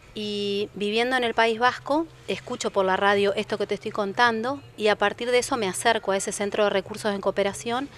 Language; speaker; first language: Spanish; native; Spanish